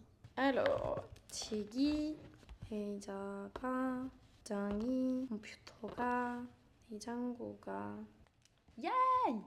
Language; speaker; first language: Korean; non-native, learner; French